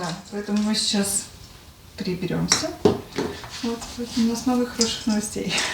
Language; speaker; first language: Russian; native; Russian